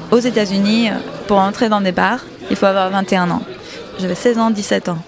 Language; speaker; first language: French; non-native, fluent; English